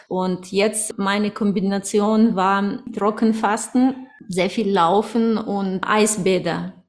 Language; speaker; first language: German; non-native, fluent; Russian